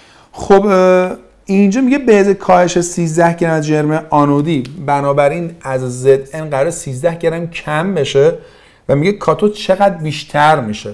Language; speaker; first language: Persian; native; Persian